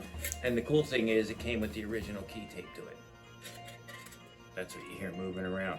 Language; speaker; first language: English; native; English